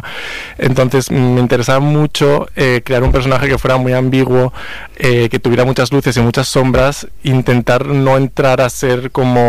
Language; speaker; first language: Spanish; native; Spanish